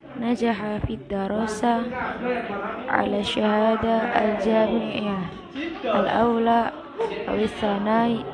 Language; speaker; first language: Arabic; non-native, learner; Indonesian